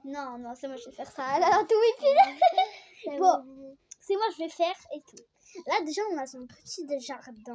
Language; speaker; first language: French; native; French